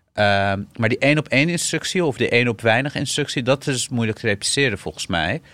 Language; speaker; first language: Dutch; early bilingual, other home language; Arabic